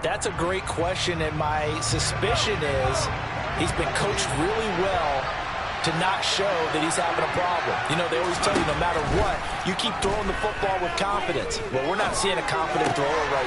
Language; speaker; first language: English; native; English